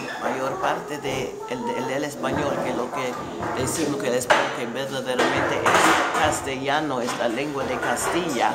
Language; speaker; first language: Spanish; non-native, fluent; English